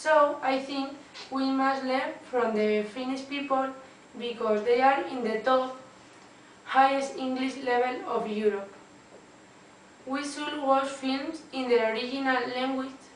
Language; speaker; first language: English; non-native, learner; Spanish